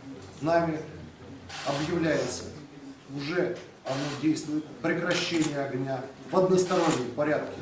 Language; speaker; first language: Russian; native; Russian